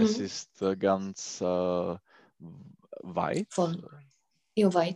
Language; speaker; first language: German; non-native, learner; Czech